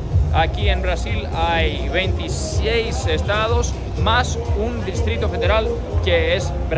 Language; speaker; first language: Spanish; non-native, fluent; Portuguese